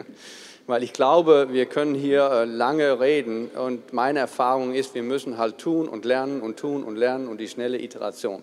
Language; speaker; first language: German; non-native, fluent; Danish